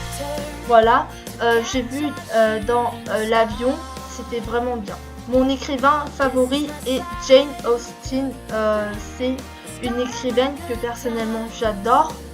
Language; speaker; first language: French; early bilingual, other home language; Korean